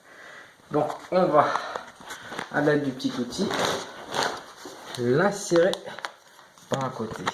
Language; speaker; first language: French; native; French